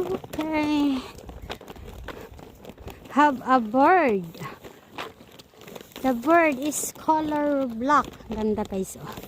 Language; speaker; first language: English; non-native, learner; Filipino